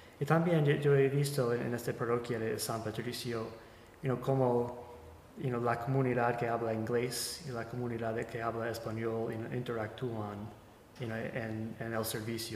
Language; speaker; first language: Spanish; non-native, fluent; English